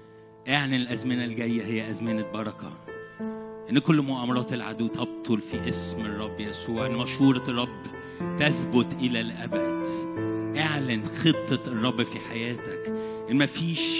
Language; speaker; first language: Arabic; native; Arabic